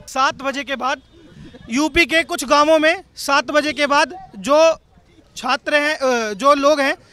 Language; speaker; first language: Hindi; native; Hindi